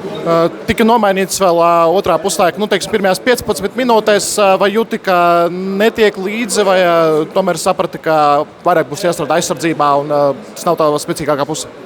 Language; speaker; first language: Latvian; native; Latvian